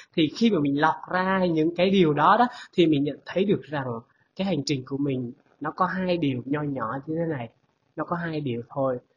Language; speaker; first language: Vietnamese; non-native, local second language; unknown